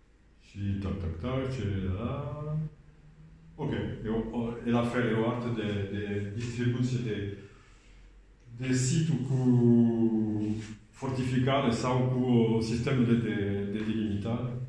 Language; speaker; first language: Romanian; non-native, learner; French